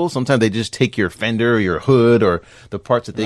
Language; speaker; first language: English; native; English